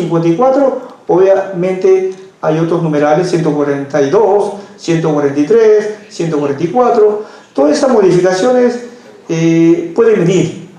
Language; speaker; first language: Spanish; native; Spanish